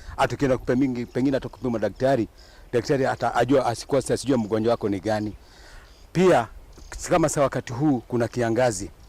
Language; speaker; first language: Swahili; non-native, local second language; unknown